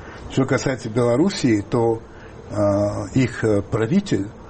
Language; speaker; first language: Russian; non-native, fluent; French